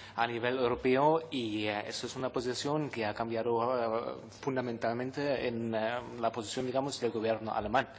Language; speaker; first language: Spanish; non-native, fluent; German